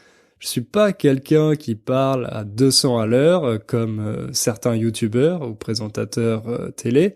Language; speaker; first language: French; native; French